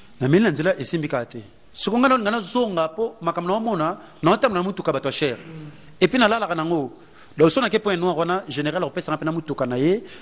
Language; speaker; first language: Lingala; native; Lingala